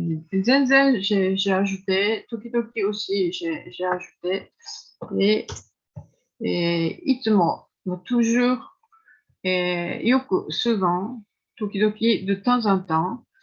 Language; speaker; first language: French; non-native, fluent; Japanese